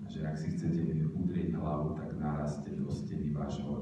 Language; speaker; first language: Slovak; native; Slovak